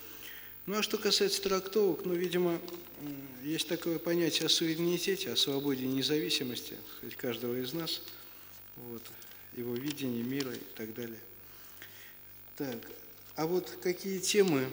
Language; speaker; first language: Russian; native; Russian